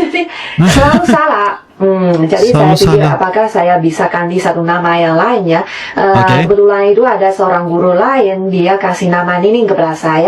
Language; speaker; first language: Indonesian; non-native, fluent; Chinese